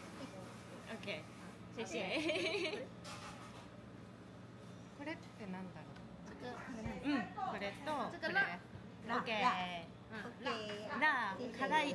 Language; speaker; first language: Japanese; native; Japanese